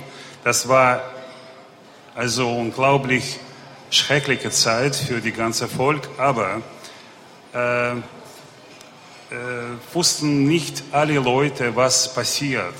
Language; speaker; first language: German; non-native, fluent; Russian